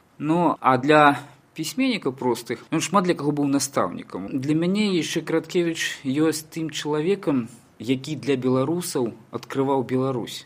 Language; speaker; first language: Belarusian; native; Belarusian